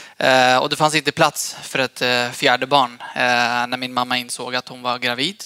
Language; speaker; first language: Swedish; early bilingual, other home language; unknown